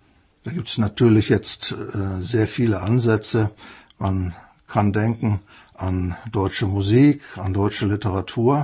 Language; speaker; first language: German; native; German